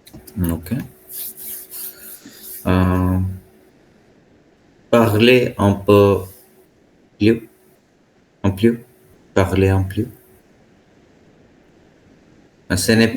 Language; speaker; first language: French; non-native, fluent; Hindi